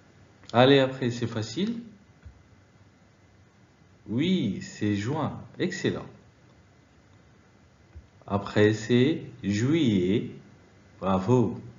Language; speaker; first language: French; non-native, fluent; Arabic